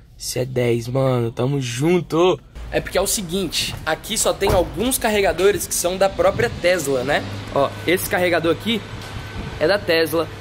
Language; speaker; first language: Portuguese; native; Portuguese